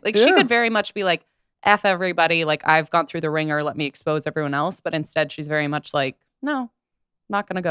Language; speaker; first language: English; native; English